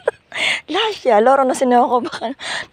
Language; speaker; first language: Italian; non-native, learner; Filipino